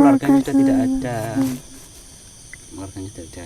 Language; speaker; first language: Indonesian; native; Indonesian